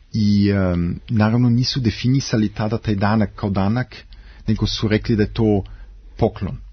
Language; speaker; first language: Serbian; early bilingual, heritage; Serbian